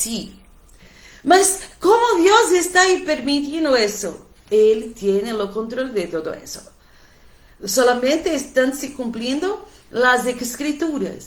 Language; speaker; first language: Portuguese; non-native, learner; Spanish